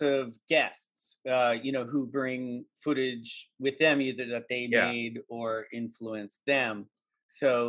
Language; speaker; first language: English; native; English